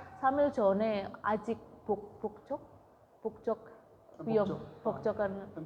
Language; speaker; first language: Korean; non-native, learner; Indonesian